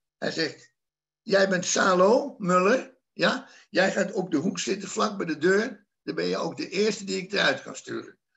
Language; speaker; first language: Dutch; native; Dutch